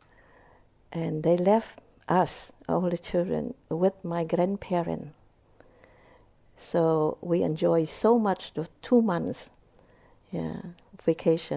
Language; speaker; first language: English; non-native, fluent; Vietnamese